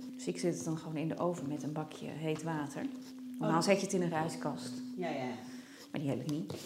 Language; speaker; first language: Dutch; native; Dutch